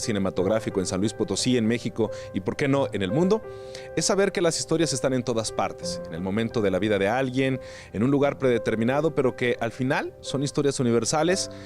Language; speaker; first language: Spanish; native; Spanish